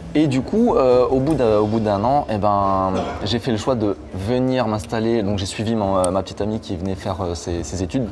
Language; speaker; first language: French; native; French